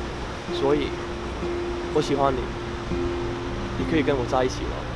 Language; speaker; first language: Chinese; non-native, local second language; Cantonese